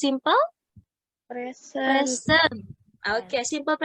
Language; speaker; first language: English; non-native, fluent; Indonesian